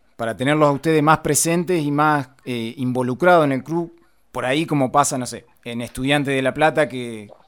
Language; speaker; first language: Spanish; native; Spanish